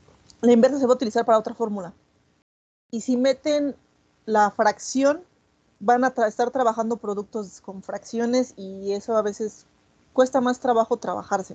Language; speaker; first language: Spanish; native; Spanish